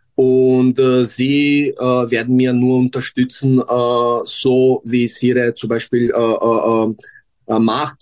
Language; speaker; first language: German; non-native, learner; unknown